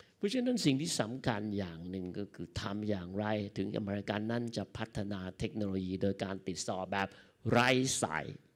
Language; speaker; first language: Thai; native; Thai